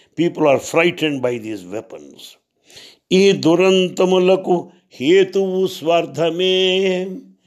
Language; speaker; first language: English; non-native, local second language; Telugu